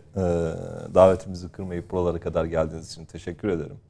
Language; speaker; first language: Turkish; native; Turkish